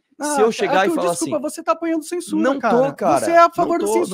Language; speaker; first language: Portuguese; native; Portuguese